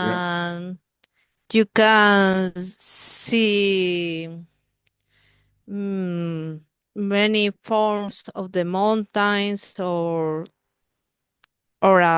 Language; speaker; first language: English; non-native, learner; Spanish